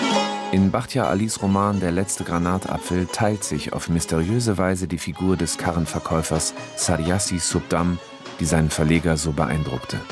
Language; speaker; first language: German; native; German